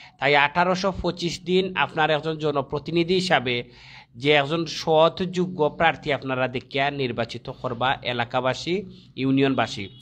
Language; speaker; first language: Bangla; native; Bangla